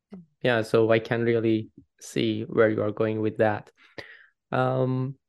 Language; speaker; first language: English; non-native, fluent; Persian